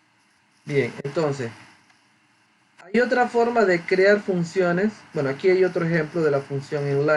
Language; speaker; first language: Spanish; native; Spanish